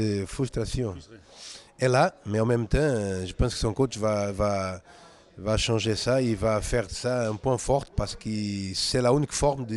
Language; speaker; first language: French; non-native, fluent; Portuguese